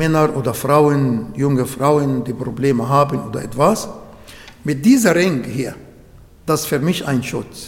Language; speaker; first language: German; non-native, fluent; Arabic